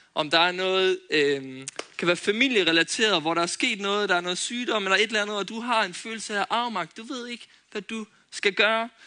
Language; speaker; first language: Danish; native; Danish